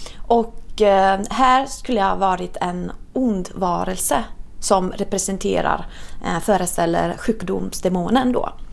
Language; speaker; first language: Swedish; non-native, fluent; Italian